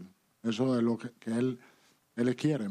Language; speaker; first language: Portuguese; non-native, fluent; Italian